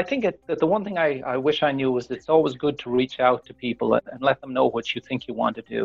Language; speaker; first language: English; native; English